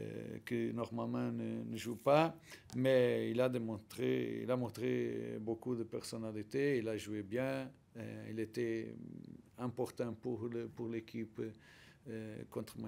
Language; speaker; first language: French; non-native, learner; Portuguese